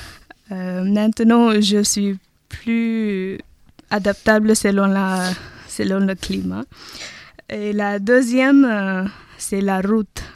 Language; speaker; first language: French; non-native, learner; Tamil